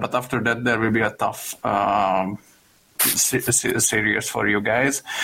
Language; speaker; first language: English; non-native, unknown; Hungarian